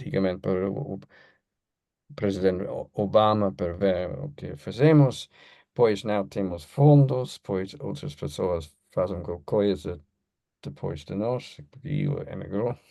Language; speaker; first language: Portuguese; non-native, learner; English